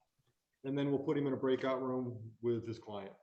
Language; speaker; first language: English; native; English